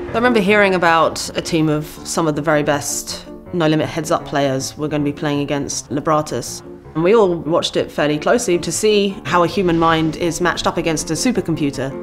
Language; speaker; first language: English; native; English